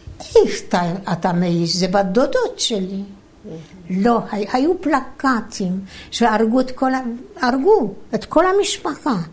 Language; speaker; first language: Hebrew; non-native, fluent; Polish